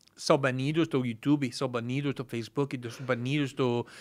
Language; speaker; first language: Portuguese; non-native, fluent; English